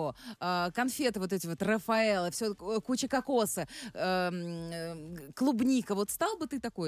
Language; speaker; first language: Russian; native; Russian